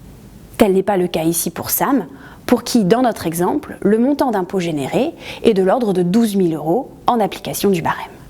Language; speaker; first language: French; native; French